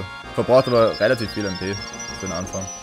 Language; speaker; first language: German; native; German